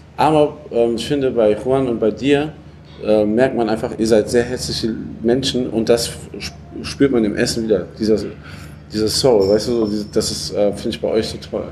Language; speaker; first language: German; native; German